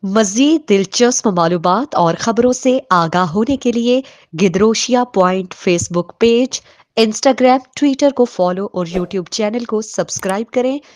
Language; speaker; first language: Urdu; non-native, local second language; Baluchi